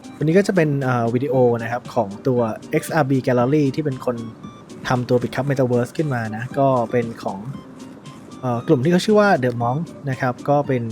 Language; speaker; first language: Thai; native; Thai